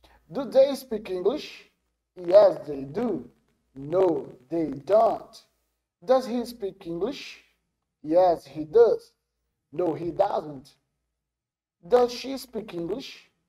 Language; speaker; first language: English; non-native, fluent; Portuguese